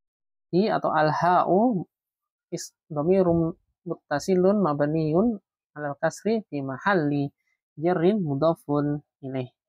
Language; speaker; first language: Arabic; non-native, fluent; Indonesian